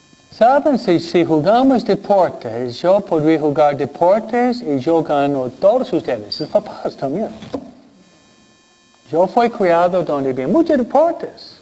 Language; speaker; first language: Spanish; non-native, fluent; English